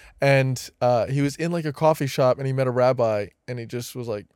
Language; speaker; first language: English; native; English